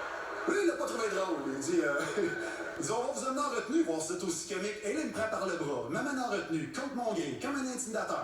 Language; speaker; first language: French; native; French